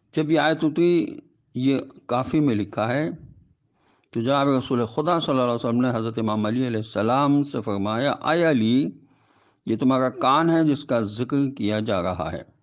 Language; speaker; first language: Urdu; native; Urdu